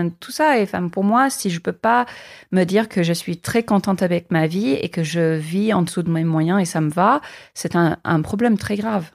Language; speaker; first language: French; non-native, fluent; English